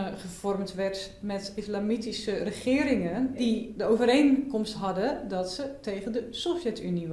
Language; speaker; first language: Dutch; native; Dutch